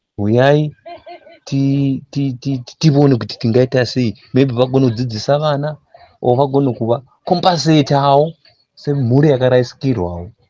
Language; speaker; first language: Shona; non-native, local second language; North Ndebele